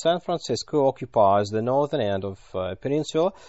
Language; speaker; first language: English; non-native, fluent; Russian